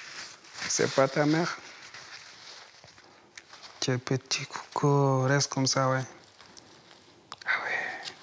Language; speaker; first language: French; non-native, learner; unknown